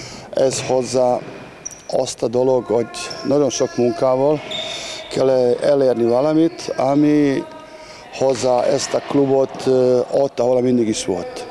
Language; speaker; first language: Hungarian; non-native, learner; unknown